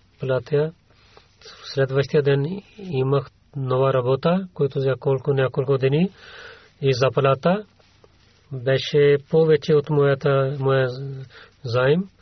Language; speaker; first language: Bulgarian; non-native, learner; Urdu